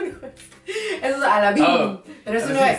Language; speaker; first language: Spanish; early bilingual, heritage; English